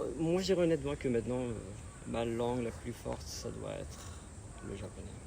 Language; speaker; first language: French; early bilingual, other home language; Spanish